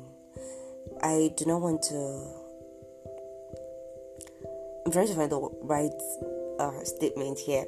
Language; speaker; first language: English; non-native, local second language; Yoruba